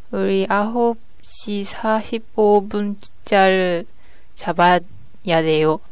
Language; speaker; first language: Korean; non-native, learner; Japanese